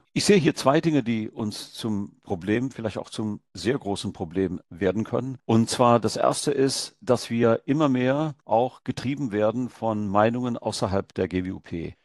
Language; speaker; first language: German; early bilingual, heritage; German